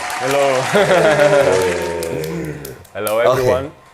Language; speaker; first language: English; non-native, fluent; Italian